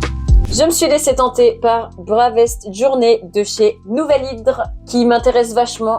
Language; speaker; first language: French; native; French